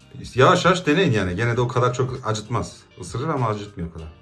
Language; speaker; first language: Turkish; early bilingual, heritage; Turkish